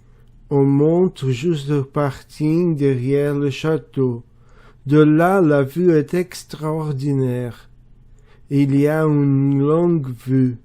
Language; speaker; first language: French; non-native, learner; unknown